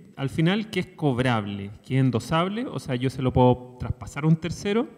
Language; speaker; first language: Spanish; native; Spanish